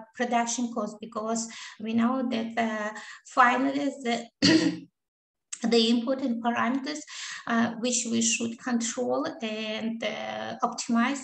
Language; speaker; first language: English; non-native, learner; Kazakh